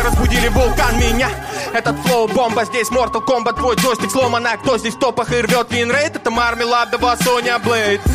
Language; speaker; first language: Russian; native; Russian